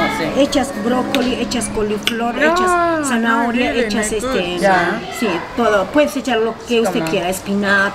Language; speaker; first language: Spanish; native; Spanish